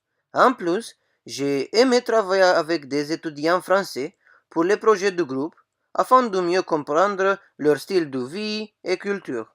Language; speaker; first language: French; non-native, fluent; Romanian